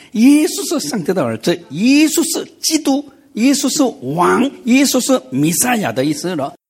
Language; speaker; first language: Chinese; non-native, fluent; Korean